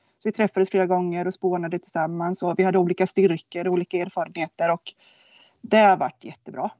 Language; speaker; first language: Swedish; native; Swedish